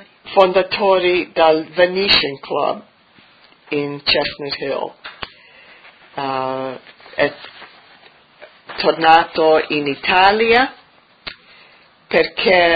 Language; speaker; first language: Italian; early bilingual, heritage; English